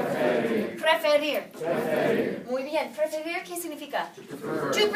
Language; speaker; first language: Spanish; non-native, fluent; English